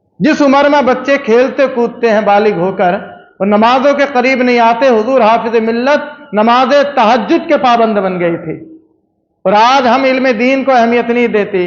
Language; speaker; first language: Urdu; native; Urdu